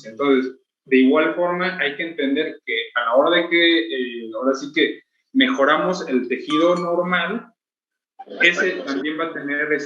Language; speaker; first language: Spanish; native; Spanish